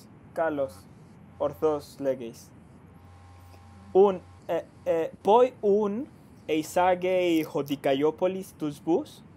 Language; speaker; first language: Greek; non-native, fluent; Spanish